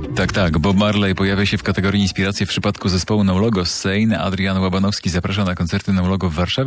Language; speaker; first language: Polish; native; Polish